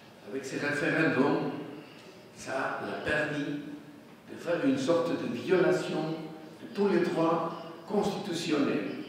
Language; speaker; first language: French; non-native, fluent; Spanish